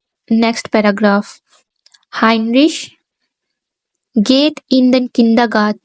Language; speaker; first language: German; non-native, learner; Urdu